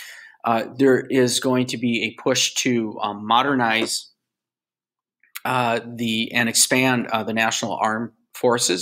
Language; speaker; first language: English; native; English